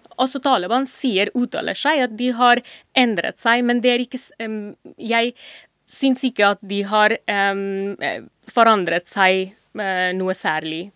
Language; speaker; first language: Norwegian; non-native, fluent; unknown